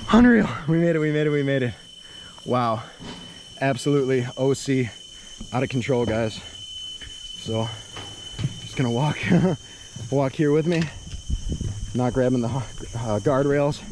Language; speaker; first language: English; native; English